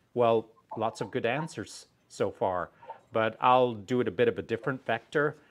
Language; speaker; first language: English; native; English